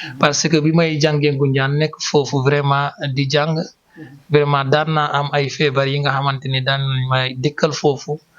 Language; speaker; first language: Wolof; native; Wolof